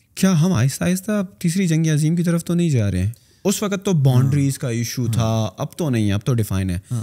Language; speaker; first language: Urdu; native; Urdu